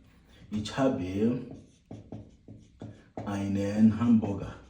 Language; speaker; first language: German; non-native, fluent; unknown